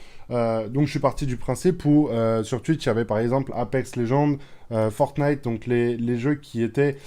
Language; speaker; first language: French; native; French